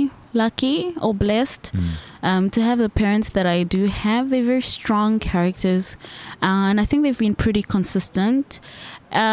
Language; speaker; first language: English; non-native, local second language; Xhosa